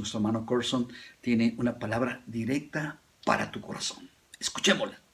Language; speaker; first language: Spanish; native; Spanish